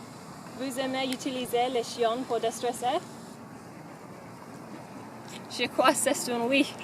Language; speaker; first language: French; non-native, learner; English